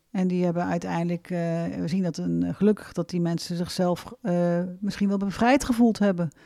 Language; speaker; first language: Dutch; native; Dutch